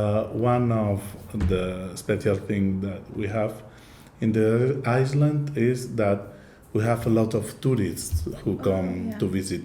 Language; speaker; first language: English; non-native, learner; Catalan